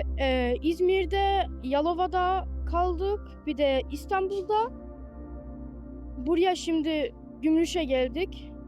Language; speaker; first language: Turkish; early bilingual, heritage; Turkish